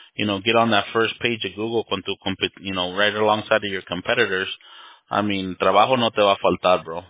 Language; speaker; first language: English; early bilingual, other home language; Spanish